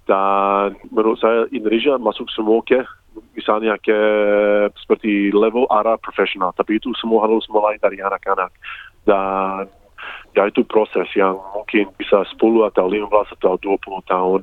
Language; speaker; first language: Indonesian; early bilingual, heritage; English